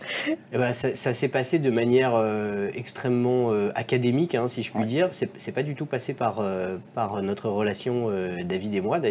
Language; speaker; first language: French; native; French